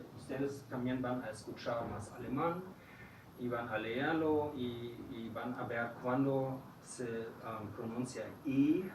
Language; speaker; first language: Spanish; non-native, fluent; German